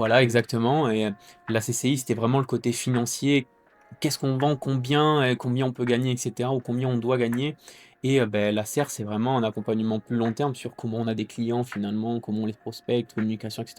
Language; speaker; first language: French; native; French